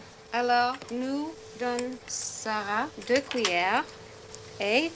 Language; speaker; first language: French; non-native, learner; English